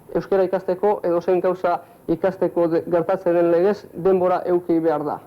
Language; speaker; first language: Basque; non-native, local second language; Spanish